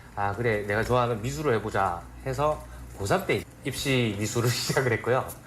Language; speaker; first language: Korean; native; Korean